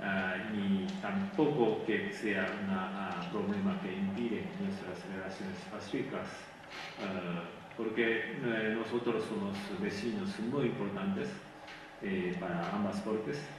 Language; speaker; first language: Spanish; non-native, fluent; Japanese